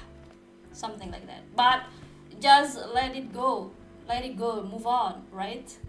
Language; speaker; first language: English; non-native, learner; Indonesian